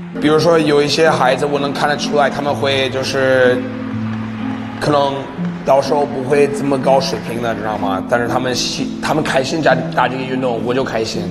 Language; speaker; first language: Chinese; early bilingual, other home language; English